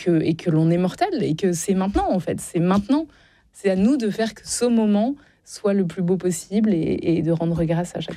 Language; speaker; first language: French; native; French